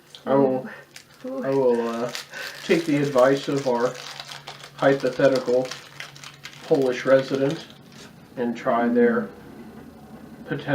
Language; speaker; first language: English; native; English